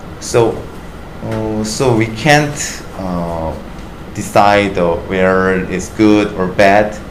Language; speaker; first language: English; non-native, learner; Korean